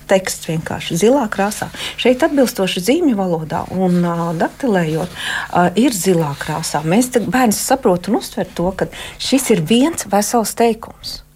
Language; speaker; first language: Latvian; native; Latvian